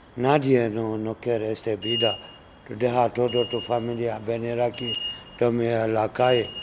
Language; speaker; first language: Spanish; non-native, learner; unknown